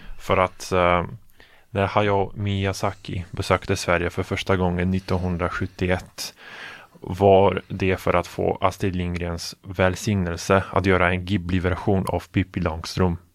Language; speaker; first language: Swedish; non-native, fluent; Polish